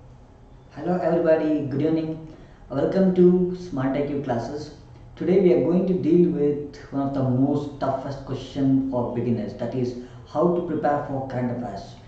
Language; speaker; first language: English; non-native, local second language; Kannada